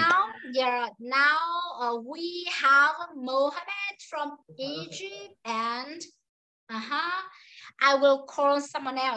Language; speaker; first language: English; non-native, fluent; Vietnamese